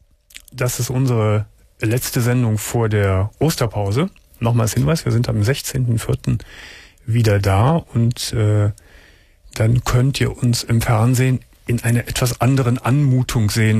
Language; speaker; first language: German; native; German